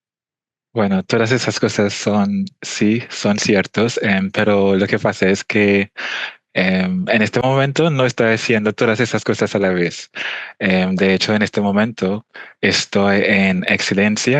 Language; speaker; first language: Spanish; non-native, fluent; English